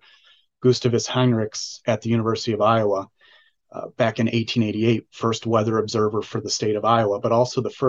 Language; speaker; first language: English; native; English